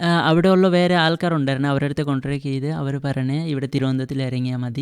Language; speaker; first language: Malayalam; non-native, fluent; Assamese